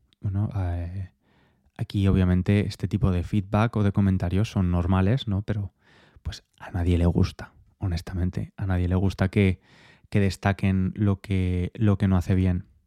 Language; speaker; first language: Spanish; native; Spanish